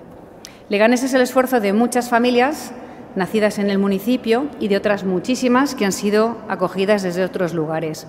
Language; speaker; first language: Spanish; native; Spanish